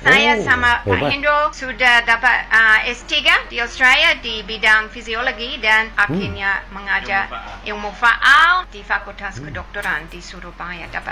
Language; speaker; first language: Indonesian; non-native, fluent; English